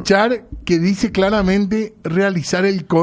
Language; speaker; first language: Spanish; native; Spanish